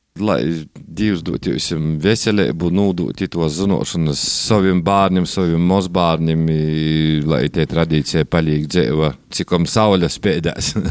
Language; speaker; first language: Latvian; native; Latvian